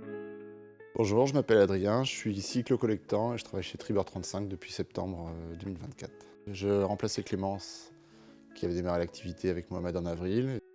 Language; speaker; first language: French; native; French